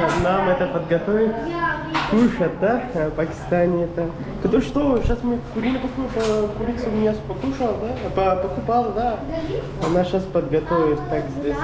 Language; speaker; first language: Russian; non-native, learner; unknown